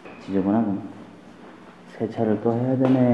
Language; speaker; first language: Korean; native; Korean